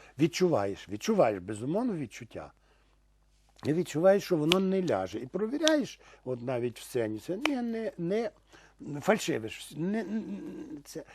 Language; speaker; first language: Ukrainian; native; Ukrainian